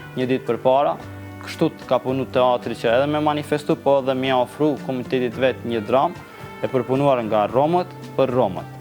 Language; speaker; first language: Albanian; non-native, local second language; Romany